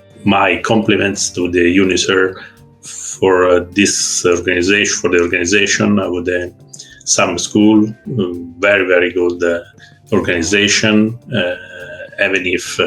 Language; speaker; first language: English; non-native, learner; Italian